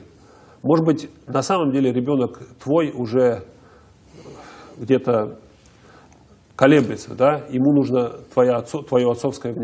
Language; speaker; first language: Russian; native; Russian